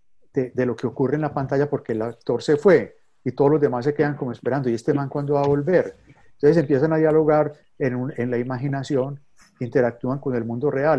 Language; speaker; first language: Spanish; native; Spanish